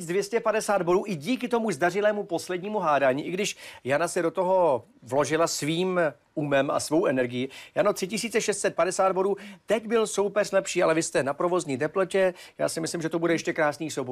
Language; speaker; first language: Czech; native; Czech